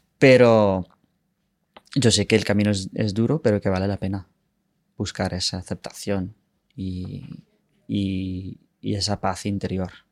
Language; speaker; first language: Spanish; non-native, fluent; English